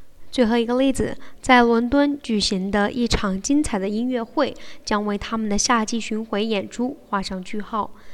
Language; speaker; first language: Chinese; native; Chinese